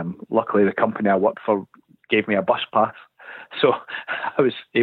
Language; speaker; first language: English; native; English